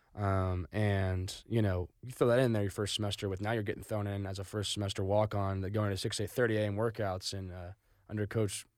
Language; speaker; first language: English; native; English